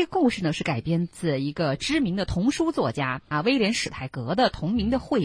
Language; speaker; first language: Chinese; native; Chinese